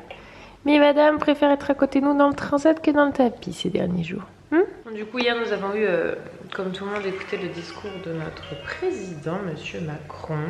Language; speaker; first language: French; native; French